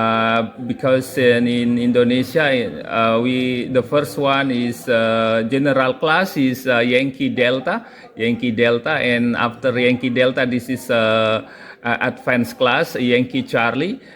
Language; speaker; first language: English; non-native, local second language; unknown